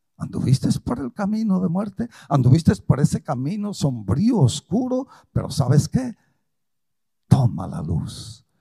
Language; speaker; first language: Spanish; early bilingual, other home language; Portuguese